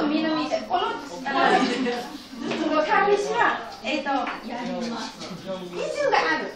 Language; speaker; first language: Japanese; non-native, learner; Vietnamese